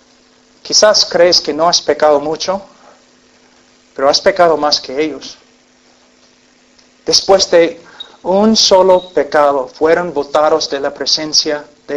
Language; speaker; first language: Spanish; non-native, fluent; English